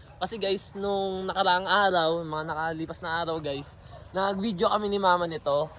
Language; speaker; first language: Filipino; native; Filipino